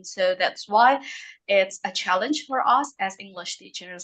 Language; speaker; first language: English; non-native, fluent; Indonesian